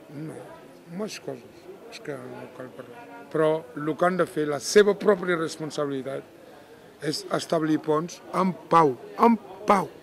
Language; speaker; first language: Catalan; non-native, fluent; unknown